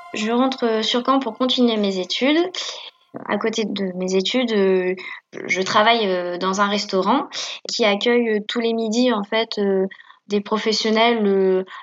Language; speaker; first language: French; native; French